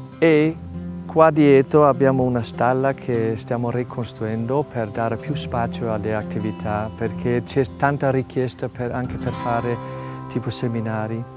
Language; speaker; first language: Italian; non-native, fluent; Danish